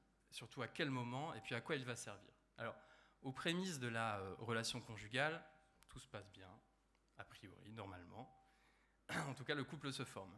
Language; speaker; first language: French; native; French